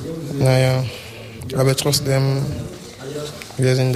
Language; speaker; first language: German; non-native, learner; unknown